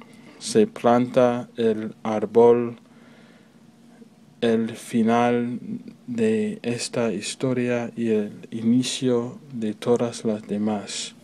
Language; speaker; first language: Spanish; non-native, learner; English